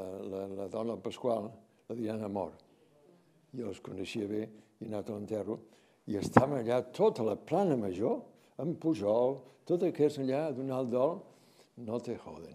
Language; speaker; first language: Catalan; native; Catalan